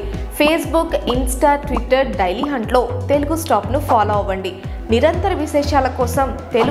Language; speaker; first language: Telugu; native; Telugu